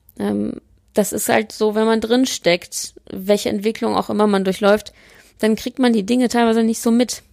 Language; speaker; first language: German; early bilingual, other home language; Polish